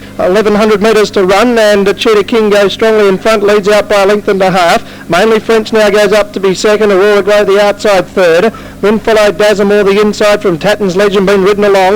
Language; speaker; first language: English; native; English